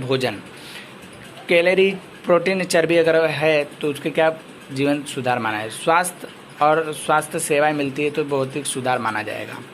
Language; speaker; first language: Hindi; non-native, local second language; Gujarati